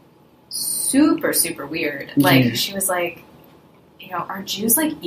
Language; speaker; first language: English; early bilingual, other home language; Russian